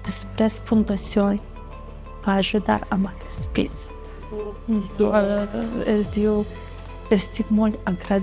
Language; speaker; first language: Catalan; non-native, learner; Ukrainian